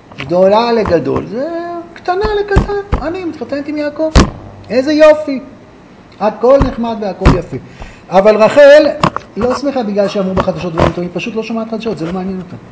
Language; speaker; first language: Hebrew; native; Hebrew